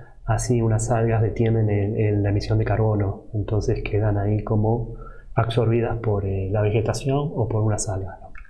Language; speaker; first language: Spanish; native; Spanish